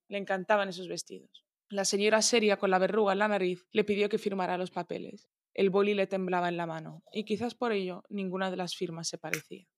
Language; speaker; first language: Spanish; early bilingual, other home language; Arabic